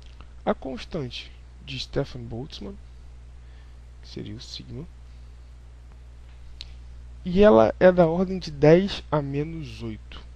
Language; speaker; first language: Portuguese; native; Portuguese